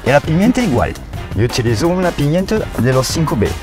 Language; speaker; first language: Spanish; non-native, learner; French